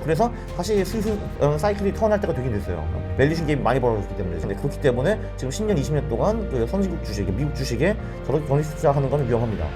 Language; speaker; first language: Korean; native; Korean